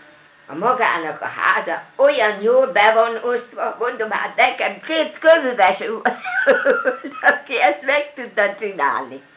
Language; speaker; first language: Hungarian; non-native, local second language; German